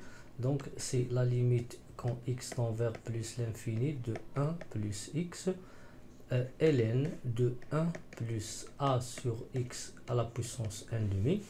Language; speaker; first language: French; non-native, local second language; Arabic